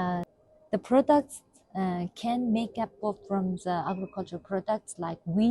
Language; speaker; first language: English; non-native, fluent; Kazakh